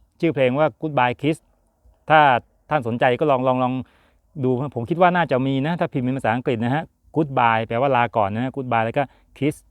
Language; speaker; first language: Thai; native; Thai